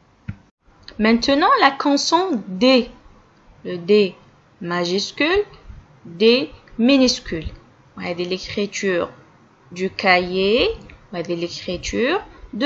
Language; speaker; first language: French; non-native, local second language; Arabic